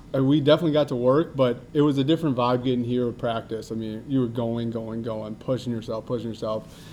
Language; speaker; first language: English; native; English